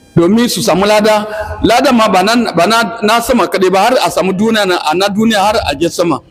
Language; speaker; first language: Hausa; native; Hausa